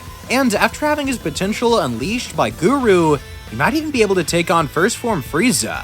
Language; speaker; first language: English; native; English